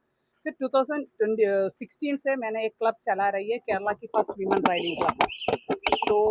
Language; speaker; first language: Hindi; non-native, local second language; Malayalam